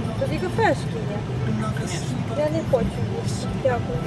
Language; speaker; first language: Polish; non-native, learner; Ukrainian